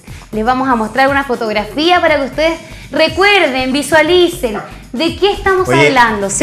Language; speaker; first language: Spanish; native; Spanish